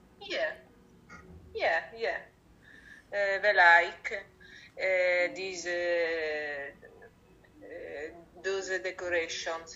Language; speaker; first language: English; non-native, learner; Italian